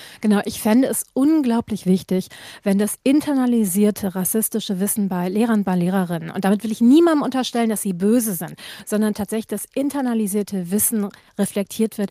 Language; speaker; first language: German; native; German